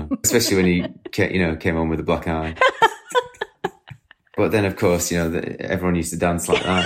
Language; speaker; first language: English; native; English